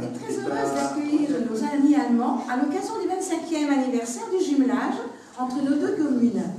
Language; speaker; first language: French; native; French